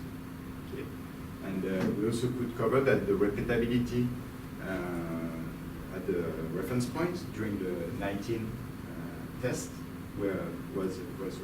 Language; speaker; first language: English; non-native, fluent; French